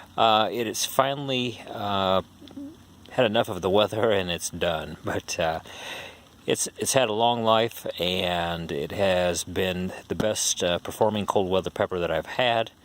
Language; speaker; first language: English; native; English